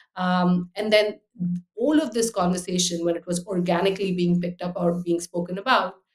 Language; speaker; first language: English; non-native, fluent; Hindi